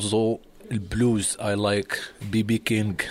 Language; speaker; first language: English; non-native, learner; Arabic